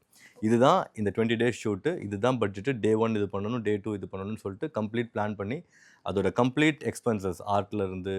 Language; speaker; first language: Tamil; native; Tamil